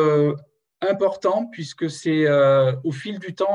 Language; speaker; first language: French; native; French